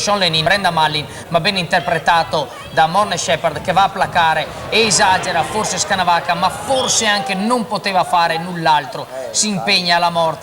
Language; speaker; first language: Italian; native; Italian